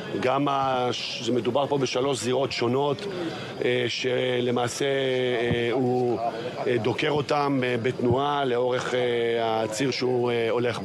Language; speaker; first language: Hebrew; native; Hebrew